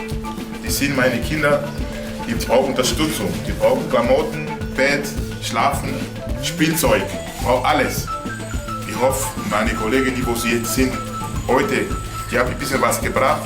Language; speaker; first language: German; non-native, learner; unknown